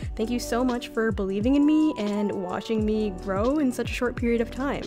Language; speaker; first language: English; native; English